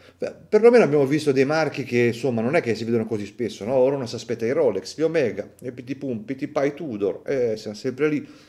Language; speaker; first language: Italian; native; Italian